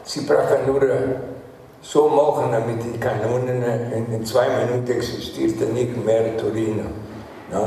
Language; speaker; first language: German; non-native, learner; Italian